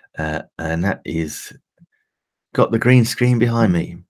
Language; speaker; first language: English; native; English